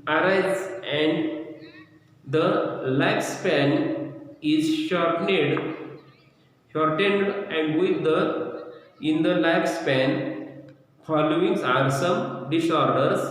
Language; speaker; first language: English; non-native, local second language; Marathi